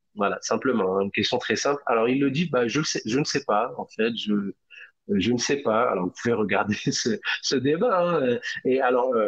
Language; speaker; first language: French; native; French